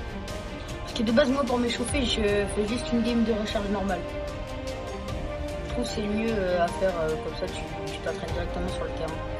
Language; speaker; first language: French; native; French